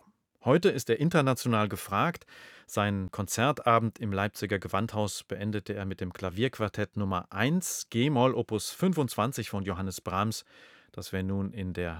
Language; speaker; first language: German; native; German